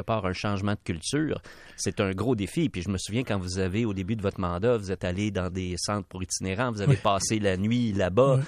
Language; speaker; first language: French; native; French